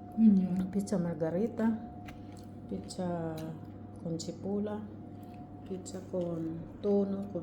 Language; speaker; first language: Italian; non-native, learner; Filipino